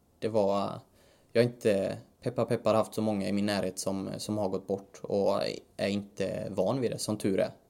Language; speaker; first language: Swedish; native; Swedish